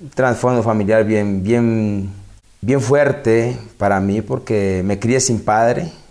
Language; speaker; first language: Spanish; native; Spanish